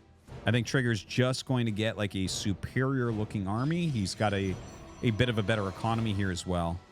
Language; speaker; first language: English; native; English